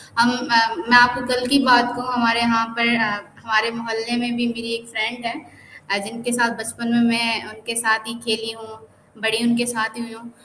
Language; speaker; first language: Urdu; non-native, local second language; Sindhi